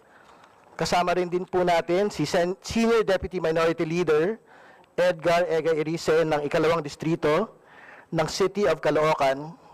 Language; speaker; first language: Filipino; native; Filipino